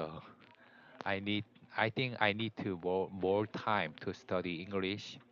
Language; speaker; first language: English; non-native, learner; Korean